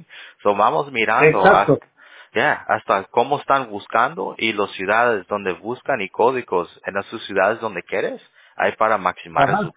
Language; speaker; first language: Spanish; early bilingual, heritage; Spanish